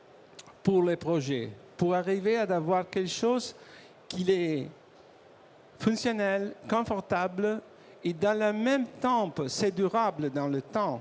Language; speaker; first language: French; non-native, learner; Italian